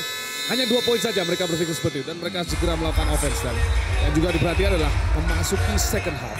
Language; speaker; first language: Indonesian; native; Indonesian